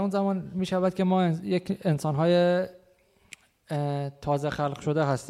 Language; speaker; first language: Swedish; non-native, fluent; Persian